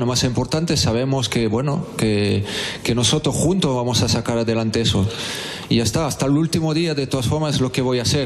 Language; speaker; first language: Spanish; non-native, fluent; French